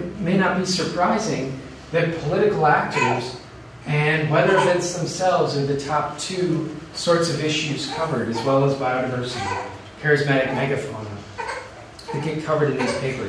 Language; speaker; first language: English; native; English